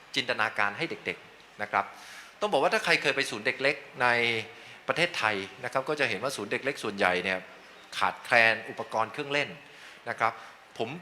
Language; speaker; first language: Thai; native; Thai